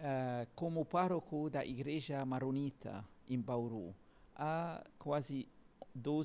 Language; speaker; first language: Portuguese; non-native, fluent; Arabic